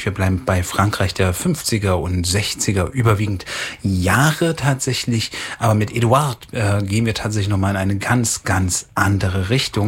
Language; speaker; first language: German; native; German